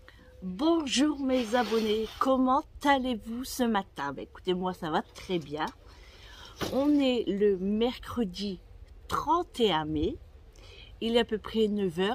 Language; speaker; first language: French; native; French